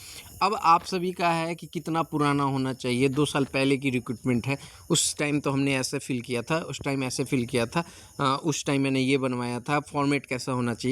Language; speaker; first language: Hindi; native; Hindi